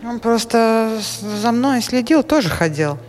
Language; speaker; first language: Russian; non-native, local second language; Latvian